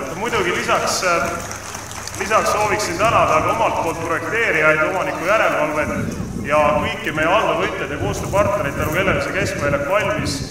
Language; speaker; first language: Estonian; native; Estonian